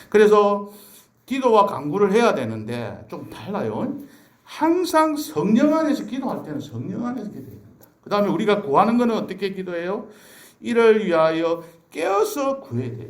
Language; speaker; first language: Korean; native; Korean